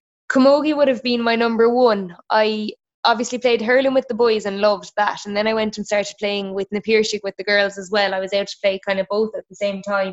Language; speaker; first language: English; native; English